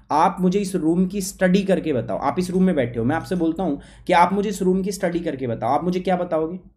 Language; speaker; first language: Hindi; native; Hindi